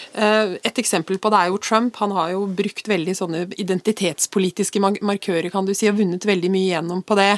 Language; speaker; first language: Norwegian; native; Norwegian